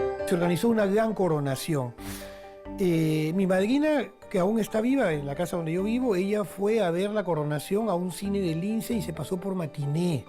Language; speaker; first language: Spanish; native; Spanish